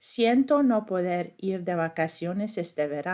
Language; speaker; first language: Spanish; non-native, fluent; English